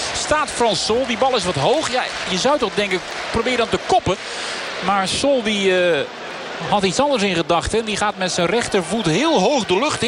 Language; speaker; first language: Dutch; native; Dutch